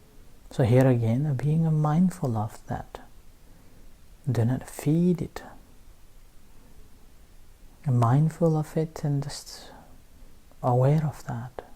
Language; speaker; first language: English; non-native, fluent; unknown